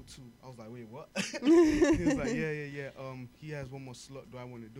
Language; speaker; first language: English; non-native, local second language; Yoruba